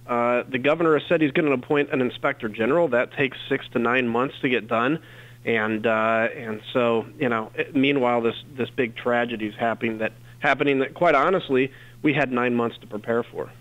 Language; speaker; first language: English; native; English